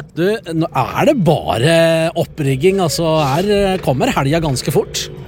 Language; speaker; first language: Norwegian; native; Norwegian